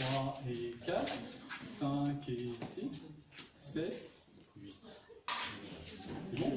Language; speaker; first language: French; native; French